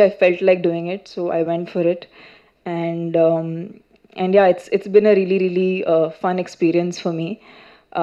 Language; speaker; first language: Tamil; non-native, fluent; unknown